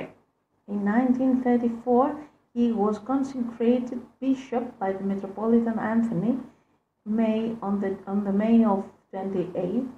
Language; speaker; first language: English; non-native, fluent; Greek